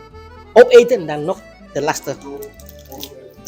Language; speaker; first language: Dutch; non-native, learner; Indonesian